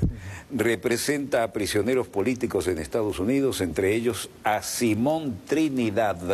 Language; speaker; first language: Spanish; native; Spanish